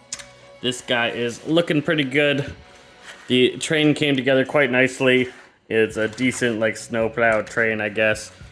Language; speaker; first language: English; native; English